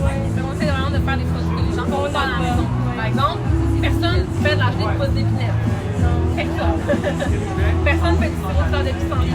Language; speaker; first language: French; native; French